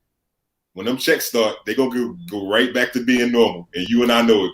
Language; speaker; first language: English; native; English